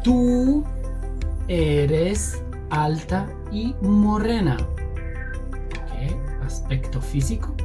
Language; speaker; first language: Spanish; non-native, fluent; Bulgarian